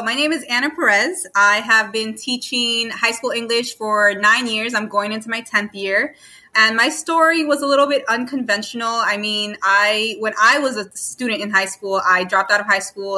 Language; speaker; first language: English; native; English